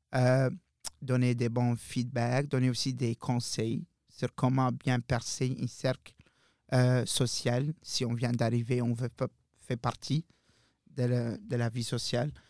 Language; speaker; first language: French; non-native, local second language; Arabic